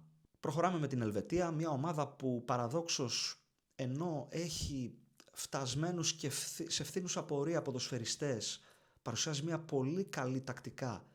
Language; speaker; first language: Greek; native; Greek